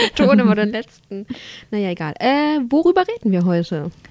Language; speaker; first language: German; non-native, local second language; Macedonian